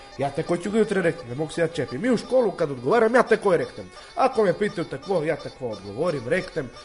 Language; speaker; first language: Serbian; native; Serbian